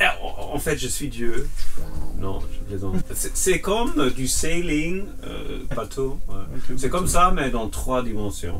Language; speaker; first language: French; non-native, fluent; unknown